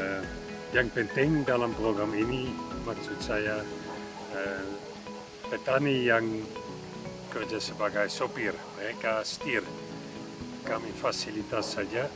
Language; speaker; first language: Indonesian; non-native, fluent; Dutch